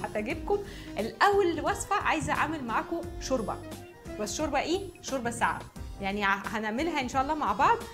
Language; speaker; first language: Arabic; non-native, fluent; Russian